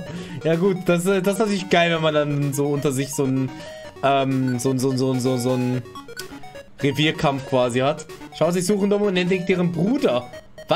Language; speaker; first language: German; native; German